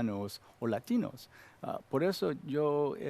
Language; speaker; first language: Spanish; non-native, learner; Korean